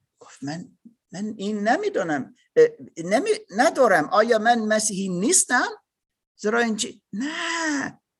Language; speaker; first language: Persian; non-native, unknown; English